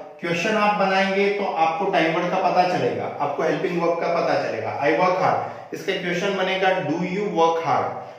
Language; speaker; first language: Hindi; native; Hindi